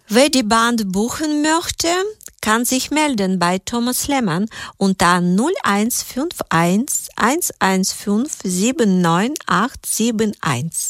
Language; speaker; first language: German; native; German